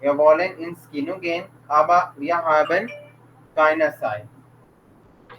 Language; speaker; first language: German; non-native, fluent; Urdu